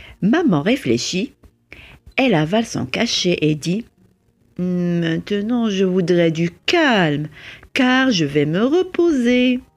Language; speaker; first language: French; native; French